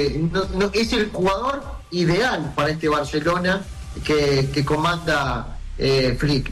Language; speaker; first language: Spanish; native; Spanish